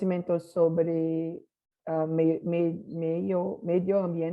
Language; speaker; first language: Spanish; non-native, learner; Portuguese